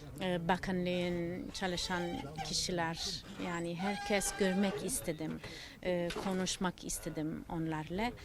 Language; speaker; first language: Turkish; non-native, learner; Italian